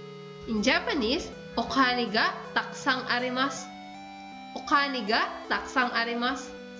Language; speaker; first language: Japanese; non-native, fluent; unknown